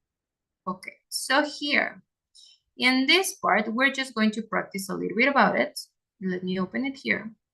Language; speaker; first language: English; non-native, fluent; Spanish